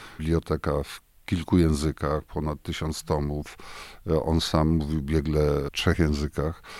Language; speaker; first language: Polish; native; Polish